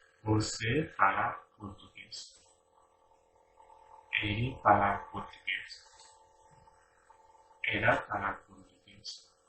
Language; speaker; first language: Portuguese; non-native, learner; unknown